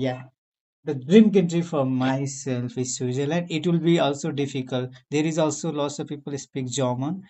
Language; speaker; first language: English; non-native, learner; Nepali